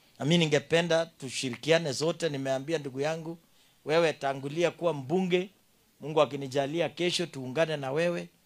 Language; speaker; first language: Swahili; non-native, local second language; Kalenjin